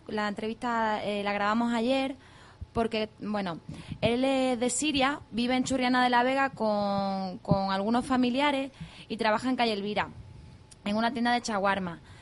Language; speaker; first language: Spanish; native; Spanish